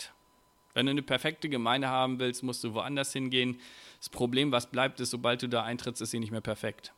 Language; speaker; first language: German; native; German